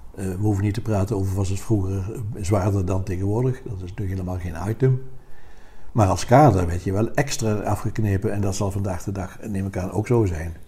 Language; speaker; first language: Dutch; native; Dutch